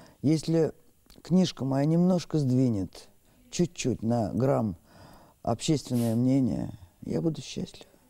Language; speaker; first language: Russian; native; Russian